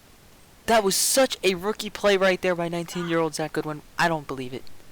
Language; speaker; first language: English; native; English